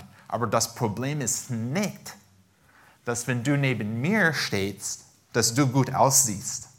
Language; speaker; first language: German; non-native, fluent; English